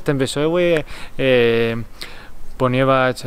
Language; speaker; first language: Polish; non-native, learner; Spanish